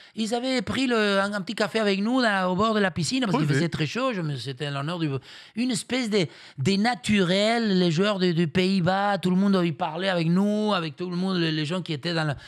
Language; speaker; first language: French; non-native, fluent; Spanish